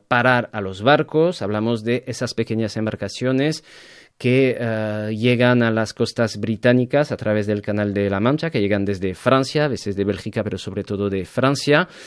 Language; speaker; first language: Spanish; native; Spanish